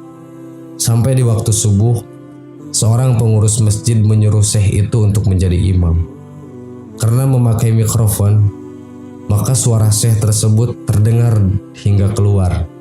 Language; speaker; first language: Indonesian; native; Indonesian